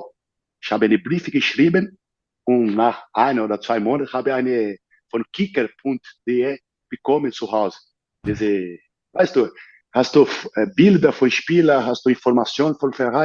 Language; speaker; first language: German; non-native, learner; Portuguese